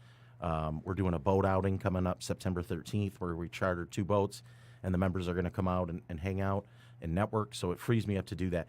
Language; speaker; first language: English; native; English